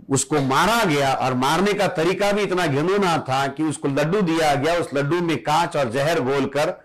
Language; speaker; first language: Hindi; non-native, local second language; Marathi